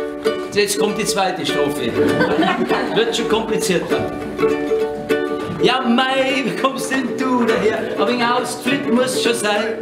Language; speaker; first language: German; native; German